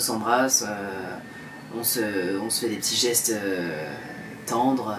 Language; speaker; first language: French; native; French